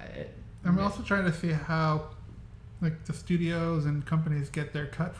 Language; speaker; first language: English; native; English